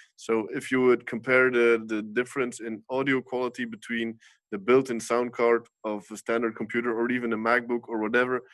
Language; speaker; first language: English; non-native, fluent; Dutch